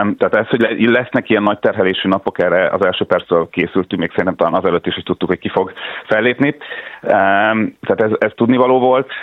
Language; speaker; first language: Hungarian; native; Hungarian